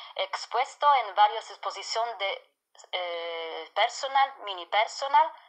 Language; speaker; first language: Spanish; non-native, learner; Italian